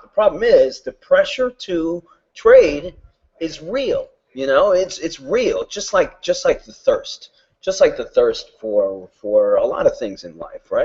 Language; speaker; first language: English; native; English